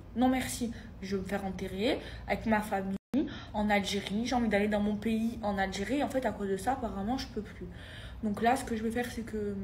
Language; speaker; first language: French; native; French